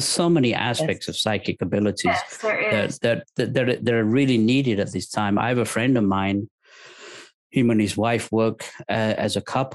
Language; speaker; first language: English; native; English